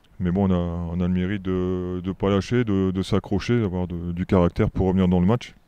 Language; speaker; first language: French; native; French